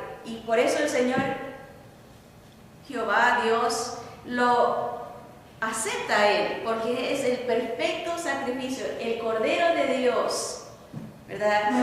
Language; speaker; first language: Spanish; native; Spanish